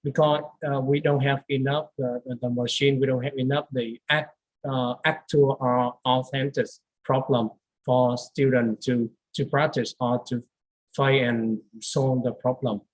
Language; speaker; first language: English; non-native, learner; Vietnamese